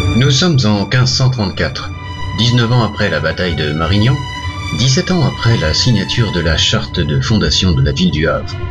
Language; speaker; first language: French; native; French